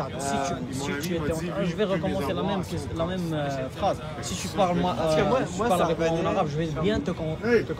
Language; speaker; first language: French; non-native, learner; Arabic